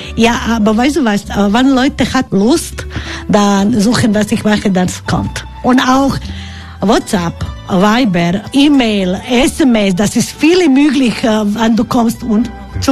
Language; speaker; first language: German; non-native, learner; Croatian